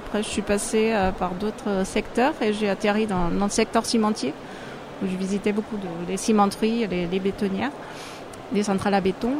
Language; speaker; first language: French; non-native, fluent; Portuguese